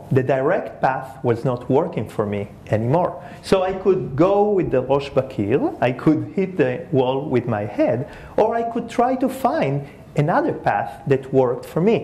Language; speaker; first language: English; early bilingual, other home language; Spanish